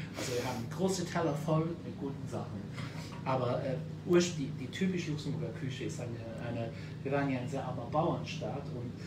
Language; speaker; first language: German; non-native, local second language; Luxembourgish